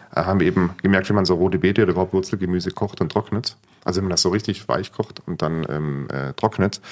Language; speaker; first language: German; native; German